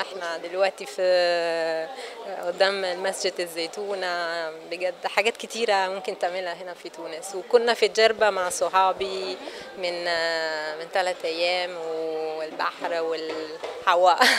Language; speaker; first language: Arabic; non-native, fluent; Italian